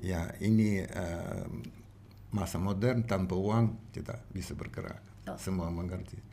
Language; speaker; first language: Indonesian; non-native, learner; Russian